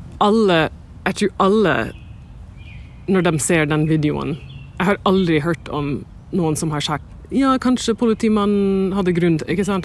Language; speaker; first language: Norwegian; non-native, fluent; English